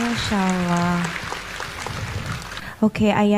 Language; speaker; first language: Indonesian; native; Indonesian